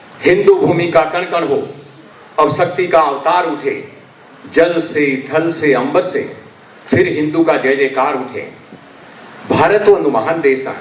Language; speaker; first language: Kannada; non-native, local second language; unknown